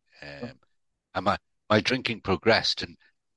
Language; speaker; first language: English; native; English